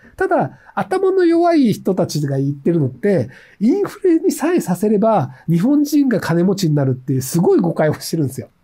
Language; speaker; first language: Japanese; native; Japanese